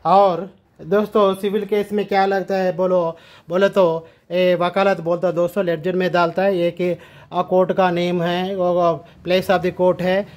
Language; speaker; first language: Hindi; non-native, local second language; Telugu